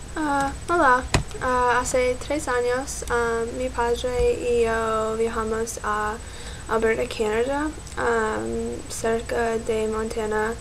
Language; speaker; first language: Spanish; non-native, learner; English